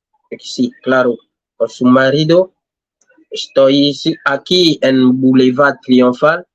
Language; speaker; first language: Spanish; non-native, learner; French